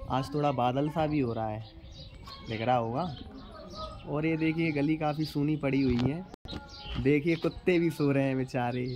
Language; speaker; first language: Hindi; native; Hindi